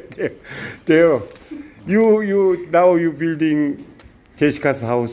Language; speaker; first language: English; non-native, learner; Korean